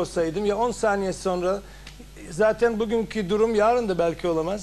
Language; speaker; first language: Turkish; non-native, fluent; English